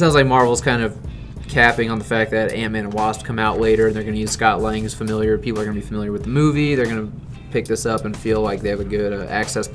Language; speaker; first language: English; native; English